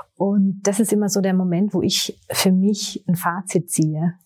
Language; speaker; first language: German; native; German